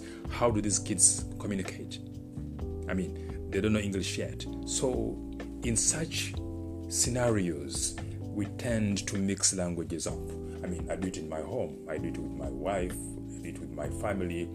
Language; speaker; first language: English; non-native, local second language; Ganda